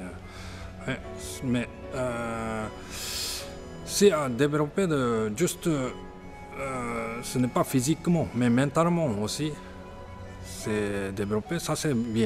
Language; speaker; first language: French; non-native, learner; Japanese